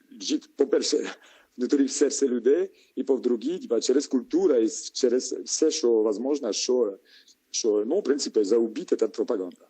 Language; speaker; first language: Ukrainian; non-native, learner; French